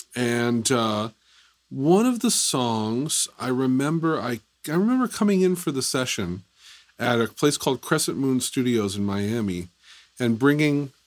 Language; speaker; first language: English; native; English